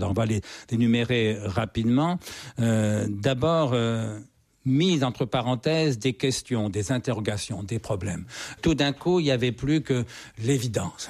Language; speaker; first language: French; native; French